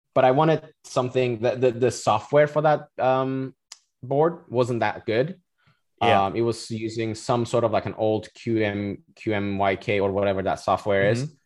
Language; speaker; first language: English; non-native, fluent; Turkish